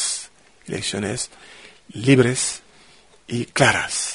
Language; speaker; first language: Spanish; non-native, fluent; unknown